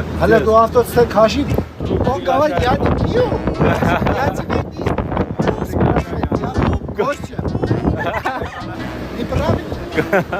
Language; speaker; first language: Russian; non-native, fluent; Armenian